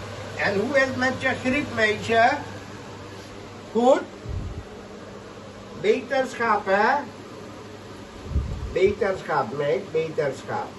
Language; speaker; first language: Dutch; non-native, local second language; Caribbean Hindustani